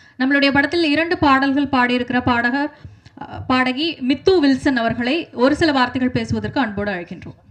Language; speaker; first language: Tamil; native; Tamil